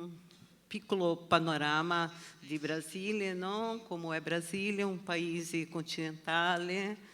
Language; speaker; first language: Italian; non-native, learner; Portuguese